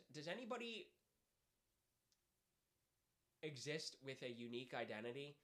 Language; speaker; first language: English; native; English